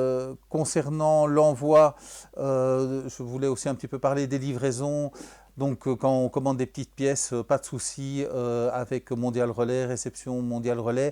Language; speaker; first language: French; native; French